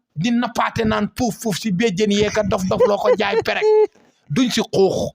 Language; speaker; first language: Wolof; native; Wolof